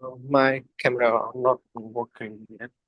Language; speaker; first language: English; non-native, learner; Vietnamese